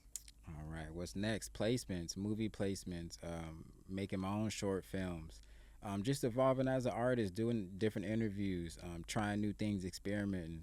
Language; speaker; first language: English; native; English